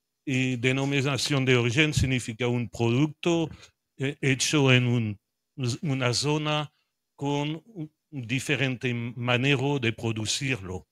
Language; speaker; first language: Spanish; non-native, learner; French